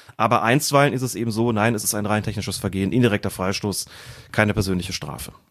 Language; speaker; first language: German; native; German